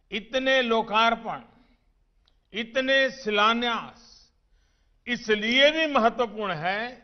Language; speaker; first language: Hindi; non-native, local second language; Gujarati